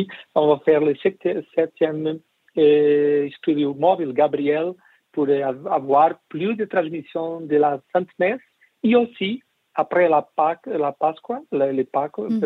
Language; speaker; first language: French; non-native, learner; Portuguese